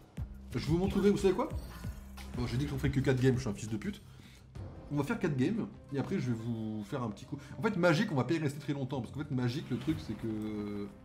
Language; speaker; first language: French; native; French